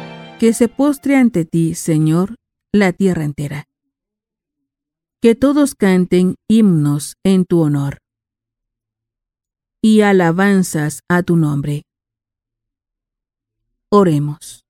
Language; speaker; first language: Spanish; native; Spanish